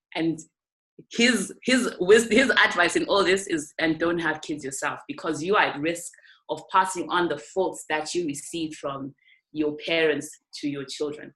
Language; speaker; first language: English; non-native, local second language; North Ndebele